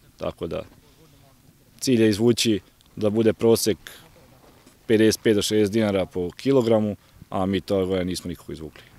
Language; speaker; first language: Croatian; native; Croatian